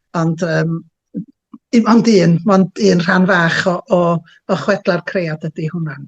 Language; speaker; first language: Welsh; native; Welsh